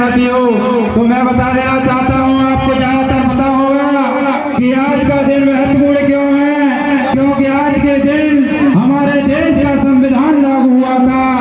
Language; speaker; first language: Hindi; native; Hindi